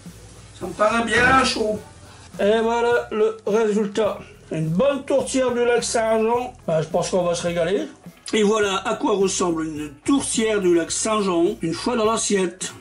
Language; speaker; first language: French; native; French